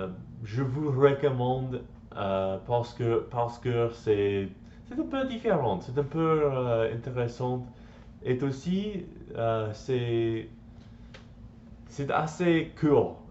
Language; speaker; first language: French; non-native, learner; English